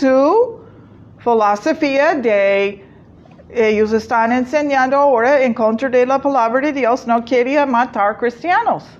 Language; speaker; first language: Spanish; non-native, fluent; English